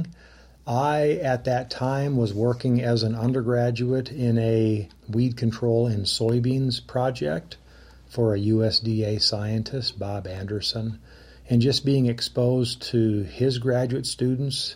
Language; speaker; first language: English; native; English